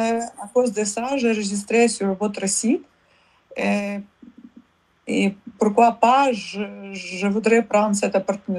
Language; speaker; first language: French; non-native, learner; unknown